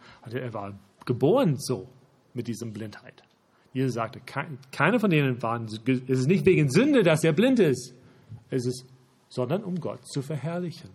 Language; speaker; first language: German; non-native, fluent; English